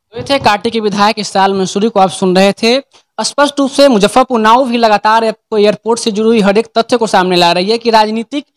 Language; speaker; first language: Hindi; native; Hindi